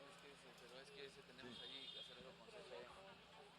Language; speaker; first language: Spanish; native; Spanish